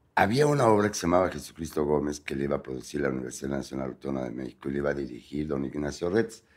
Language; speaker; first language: Spanish; native; Spanish